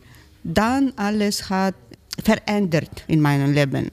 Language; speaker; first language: German; non-native, learner; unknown